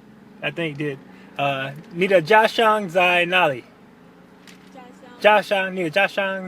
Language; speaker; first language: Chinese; non-native, learner; English